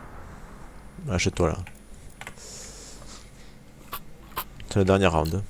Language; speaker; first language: French; native; French